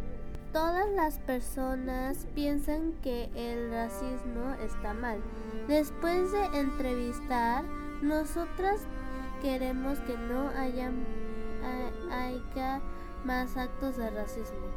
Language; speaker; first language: Spanish; early bilingual, other home language; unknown